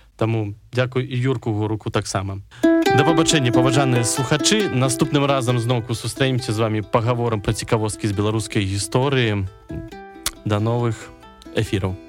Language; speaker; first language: Belarusian; non-native, local second language; Russian